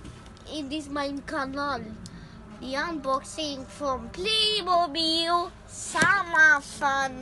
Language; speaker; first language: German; non-native, learner; Romanian